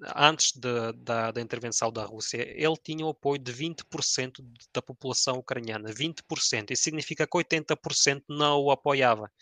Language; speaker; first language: Portuguese; early bilingual, other home language; Ukrainian